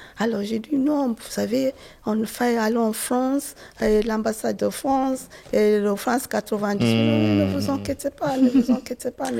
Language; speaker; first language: French; non-native, fluent; Yoruba